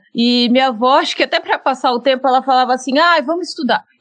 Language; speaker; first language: Portuguese; native; Portuguese